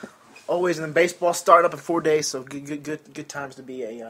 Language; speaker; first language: English; native; English